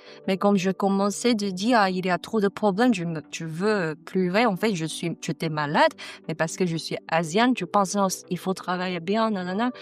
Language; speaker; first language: French; non-native, learner; Chinese